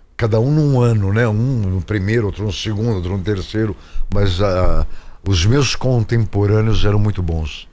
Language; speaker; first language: Portuguese; native; Portuguese